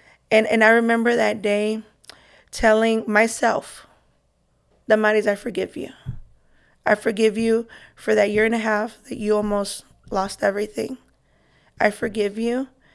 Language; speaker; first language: English; early bilingual, other home language; Spanish